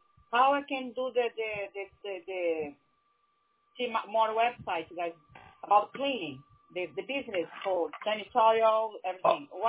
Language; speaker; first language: English; non-native, learner; Portuguese